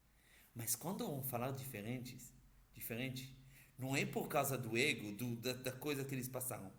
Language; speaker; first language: Portuguese; non-native, fluent; Hebrew